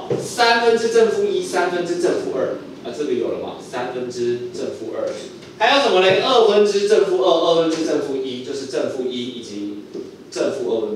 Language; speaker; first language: Chinese; native; Chinese